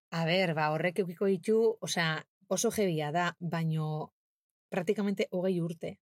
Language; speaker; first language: Basque; non-native, local second language; Spanish